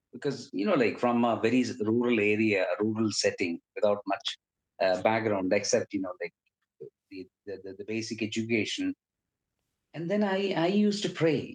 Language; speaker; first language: English; non-native, local second language; Malayalam